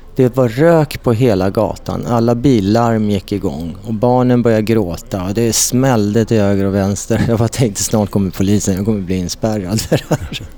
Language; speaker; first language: Swedish; native; Swedish